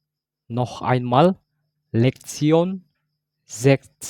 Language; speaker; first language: German; non-native, learner; Indonesian